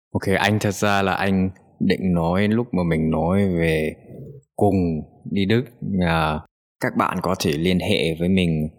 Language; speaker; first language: Vietnamese; early bilingual, other home language; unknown